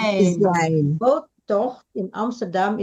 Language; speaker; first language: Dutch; non-native, fluent; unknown